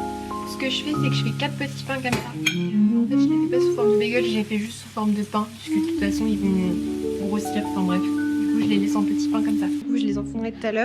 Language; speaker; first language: French; native; French